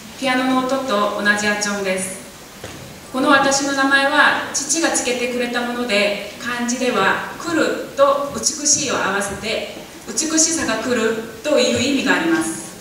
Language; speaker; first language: Japanese; non-native, fluent; Korean